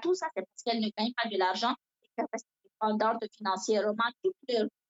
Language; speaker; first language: French; non-native, local second language; Fula